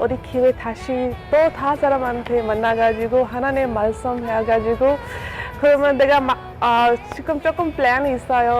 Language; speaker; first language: Korean; non-native, learner; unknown